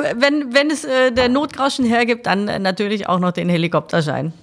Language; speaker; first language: German; native; German